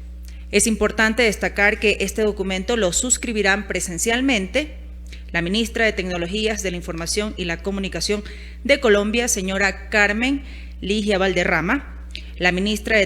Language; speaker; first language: Spanish; native; Spanish